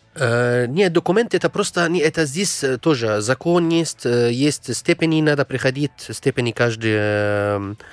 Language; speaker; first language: Russian; non-native, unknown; Arabic